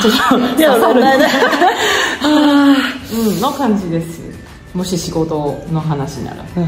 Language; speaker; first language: Japanese; non-native, learner; Chinese